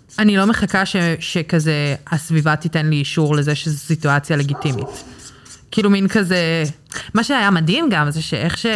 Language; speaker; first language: Hebrew; early bilingual, other home language; English